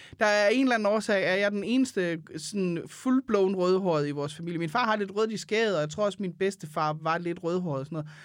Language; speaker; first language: Danish; native; Danish